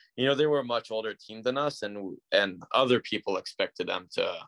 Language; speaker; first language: English; native; English